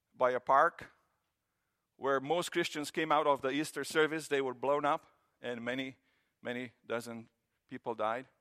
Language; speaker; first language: English; non-native, fluent; Romanian